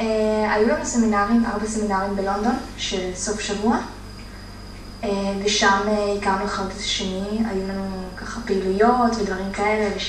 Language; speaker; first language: Hebrew; early bilingual, heritage; Hebrew